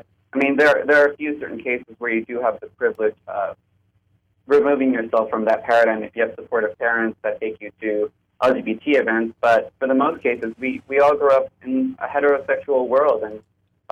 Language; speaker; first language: English; native; English